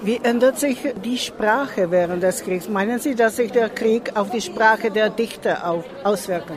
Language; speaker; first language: German; non-native, fluent; Czech